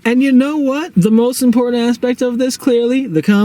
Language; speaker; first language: English; native; English